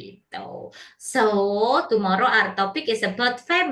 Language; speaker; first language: English; non-native, learner; Indonesian